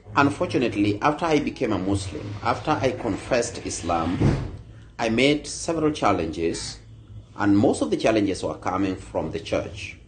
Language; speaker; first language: English; non-native, local second language; Luo (Kenya and Tanzania)